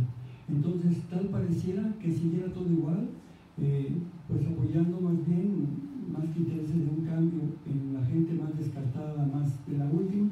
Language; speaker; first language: Spanish; native; Spanish